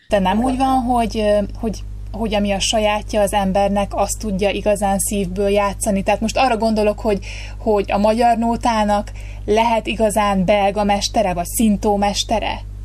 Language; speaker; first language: Hungarian; native; Hungarian